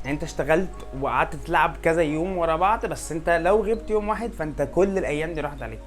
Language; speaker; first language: Arabic; native; Arabic